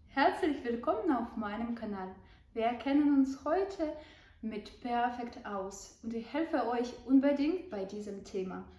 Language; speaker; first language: German; non-native, fluent; Ukrainian